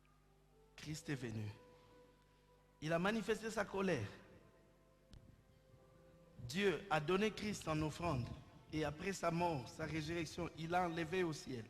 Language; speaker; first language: French; non-native, local second language; Lingala